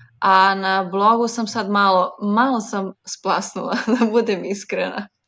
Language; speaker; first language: Serbian; native; Serbian